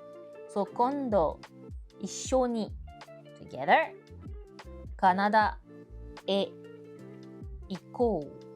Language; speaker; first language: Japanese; non-native, learner; French